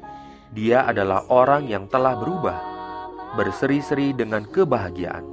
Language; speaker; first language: Indonesian; native; Indonesian